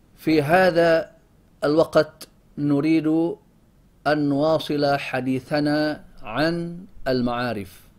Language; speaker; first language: Arabic; non-native, fluent; Indonesian